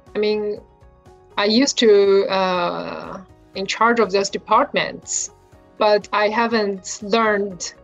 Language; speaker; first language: English; non-native, fluent; Chinese